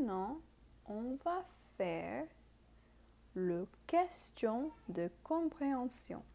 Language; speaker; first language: French; non-native, fluent; English